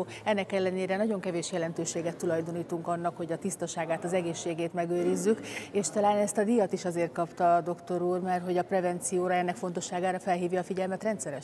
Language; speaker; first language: Hungarian; native; Hungarian